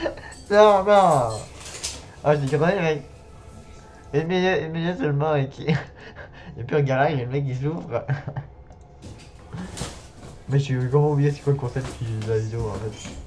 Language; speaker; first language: French; native; French